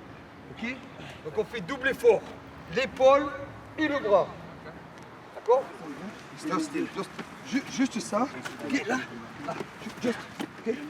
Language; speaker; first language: French; native; French